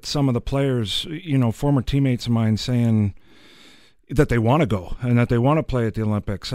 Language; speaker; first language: English; native; English